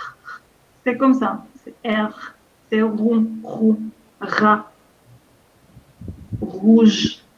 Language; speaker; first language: French; non-native, fluent; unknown